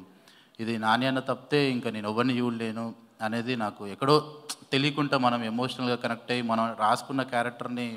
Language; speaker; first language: Telugu; native; Telugu